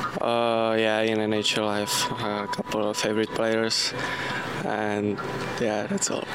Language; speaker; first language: English; non-native, learner; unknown